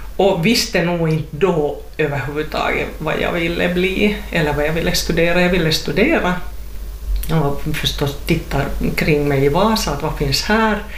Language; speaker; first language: Swedish; native; Swedish